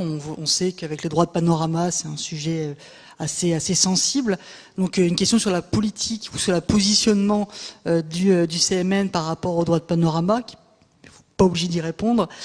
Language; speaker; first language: French; native; French